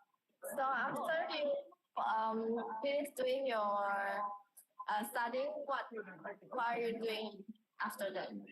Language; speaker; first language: English; non-native, learner; Indonesian